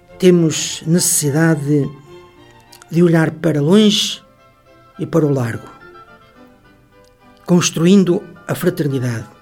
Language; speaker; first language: Portuguese; native; Portuguese